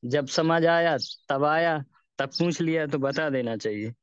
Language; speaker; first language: Hindi; native; Hindi